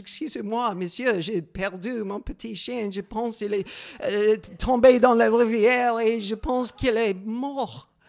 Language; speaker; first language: French; non-native, learner; English